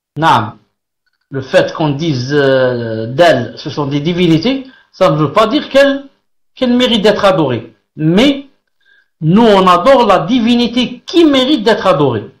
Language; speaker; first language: French; non-native, local second language; Arabic